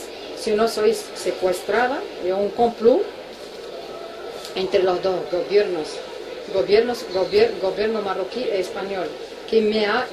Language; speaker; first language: Spanish; non-native, local second language; Arabic